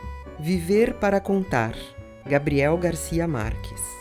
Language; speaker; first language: Portuguese; native; Portuguese